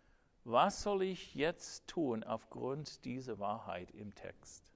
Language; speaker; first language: German; non-native, fluent; English